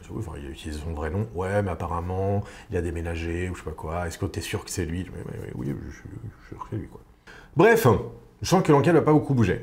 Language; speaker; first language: French; native; French